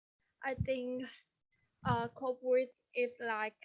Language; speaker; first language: English; non-native, learner; Vietnamese